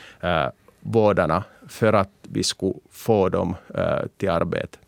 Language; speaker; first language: Swedish; non-native, local second language; Finnish